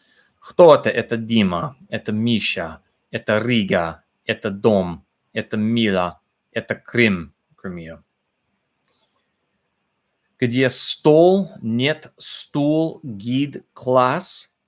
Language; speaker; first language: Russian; non-native, learner; English